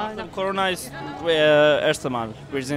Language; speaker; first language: German; non-native, learner; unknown